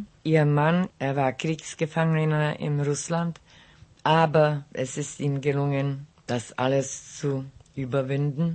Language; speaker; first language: German; non-native, local second language; Czech